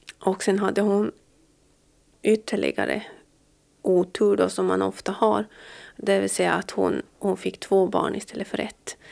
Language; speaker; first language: Swedish; native; Swedish